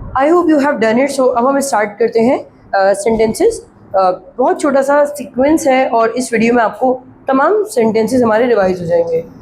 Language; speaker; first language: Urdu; native; Urdu